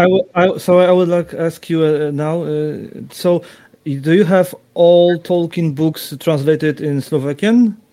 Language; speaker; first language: English; non-native, learner; Polish